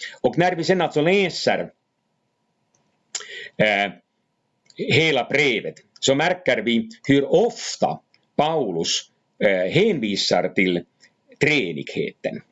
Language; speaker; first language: Swedish; non-native, fluent; Finnish